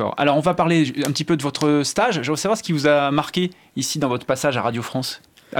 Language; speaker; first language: French; native; French